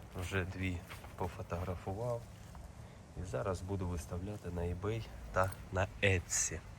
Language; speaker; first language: Ukrainian; non-native, local second language; Russian